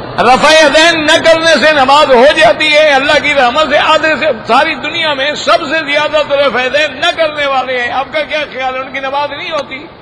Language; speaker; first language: Urdu; native; Urdu